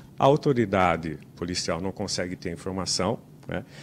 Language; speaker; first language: Portuguese; native; Portuguese